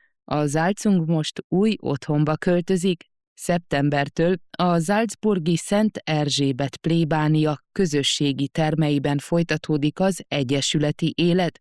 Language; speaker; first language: Hungarian; native; Hungarian